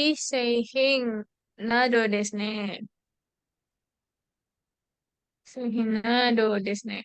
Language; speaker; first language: Japanese; non-native, learner; Indonesian